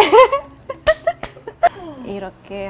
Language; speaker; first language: Korean; non-native, learner; Arabic